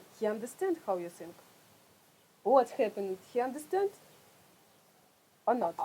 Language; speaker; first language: English; non-native, learner; Russian